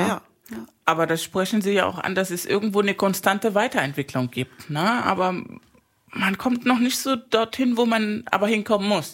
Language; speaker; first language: German; non-native, fluent; Spanish